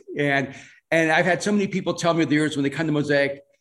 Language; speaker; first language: English; non-native, fluent; Spanish